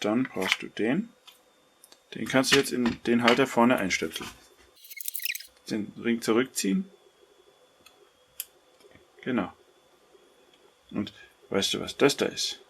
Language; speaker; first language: German; native; German